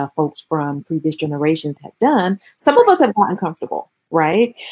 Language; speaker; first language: English; native; English